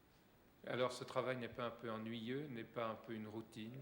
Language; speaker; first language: French; native; French